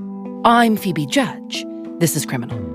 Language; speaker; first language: English; native; English